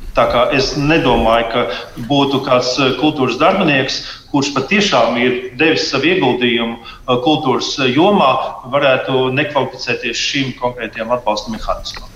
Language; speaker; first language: Latvian; native; Latvian